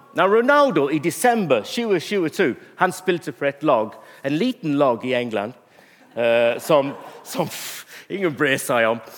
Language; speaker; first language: Norwegian; non-native, fluent; English